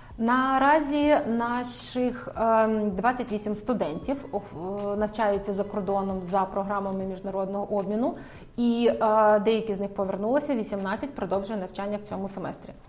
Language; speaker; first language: Ukrainian; native; Ukrainian